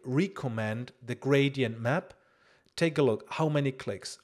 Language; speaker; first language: English; non-native, fluent; German